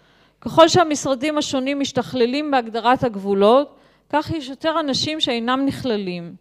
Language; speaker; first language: Hebrew; native; Hebrew